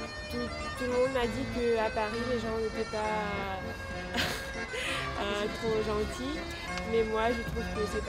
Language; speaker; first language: French; non-native, fluent; Russian